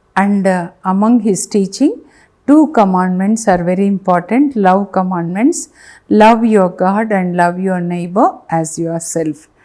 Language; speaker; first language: English; non-native, local second language; Telugu